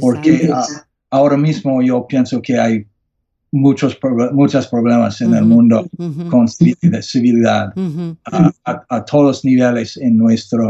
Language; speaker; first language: Spanish; non-native, learner; English